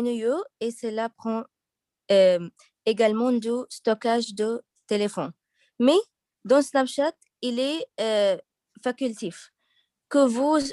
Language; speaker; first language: French; non-native, learner; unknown